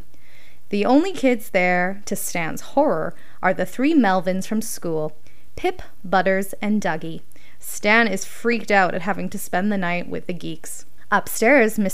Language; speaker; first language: English; native; English